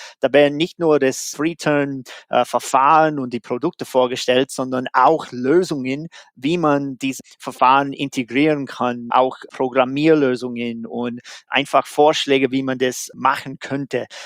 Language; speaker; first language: German; non-native, fluent; English